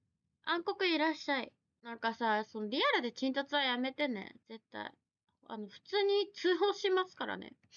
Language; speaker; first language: Japanese; native; Japanese